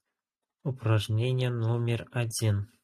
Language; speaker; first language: Russian; non-native, local second language; Uzbek